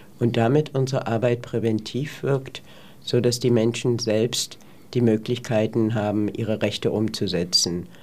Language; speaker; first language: German; native; German